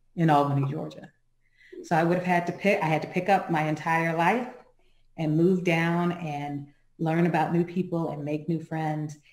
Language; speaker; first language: English; native; English